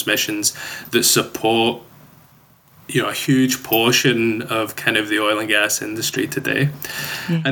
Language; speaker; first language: English; native; English